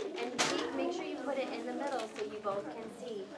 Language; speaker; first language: English; native; English